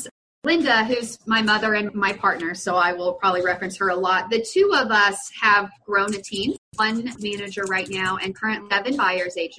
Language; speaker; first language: English; native; English